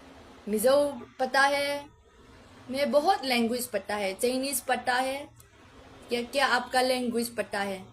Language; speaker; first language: Hindi; non-native, learner; Mizo